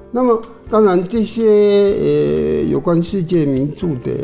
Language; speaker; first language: Chinese; non-native, local second language; Min Nan Chinese